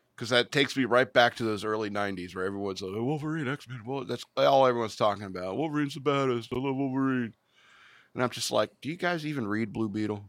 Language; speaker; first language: English; native; English